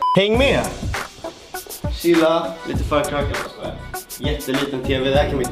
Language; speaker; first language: Swedish; native; Swedish